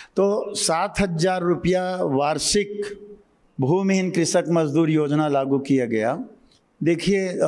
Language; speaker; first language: Hindi; native; Hindi